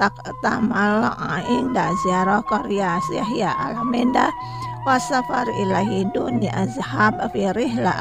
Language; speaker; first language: Arabic; non-native, fluent; Indonesian